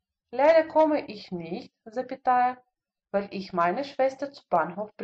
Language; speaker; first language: German; non-native, fluent; Russian